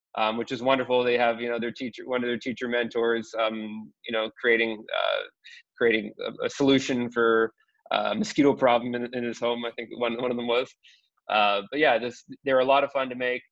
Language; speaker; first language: English; native; English